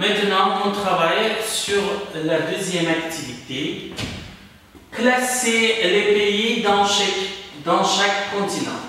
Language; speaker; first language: French; non-native, fluent; Uzbek